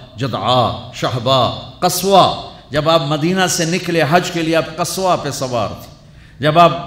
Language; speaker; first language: Urdu; non-native, local second language; Punjabi